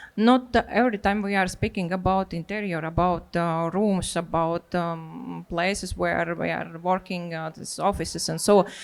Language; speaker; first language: English; non-native, learner; Latvian